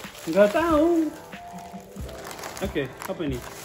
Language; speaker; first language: Indonesian; non-native, fluent; English